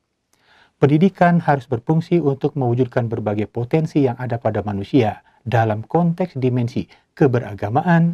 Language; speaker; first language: Indonesian; native; Indonesian